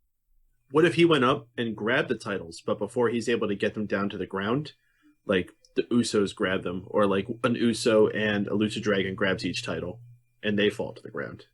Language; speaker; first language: English; native; English